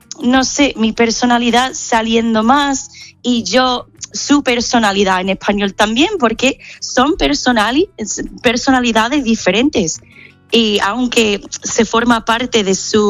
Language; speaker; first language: Spanish; non-native, fluent; English